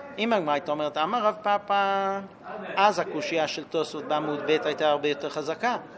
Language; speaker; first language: Hebrew; non-native, fluent; English